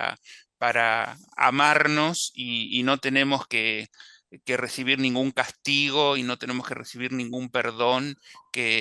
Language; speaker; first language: Spanish; native; Spanish